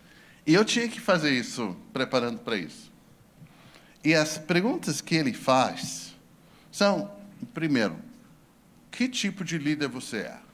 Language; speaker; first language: Portuguese; non-native, fluent; English